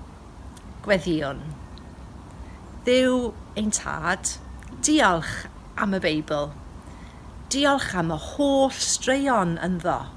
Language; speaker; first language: Welsh; non-native, local second language; English